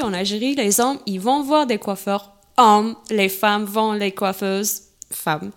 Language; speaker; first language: French; non-native, local second language; Kabyle